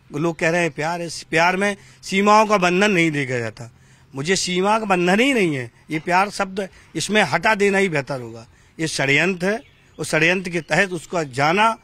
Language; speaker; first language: Hindi; native; Hindi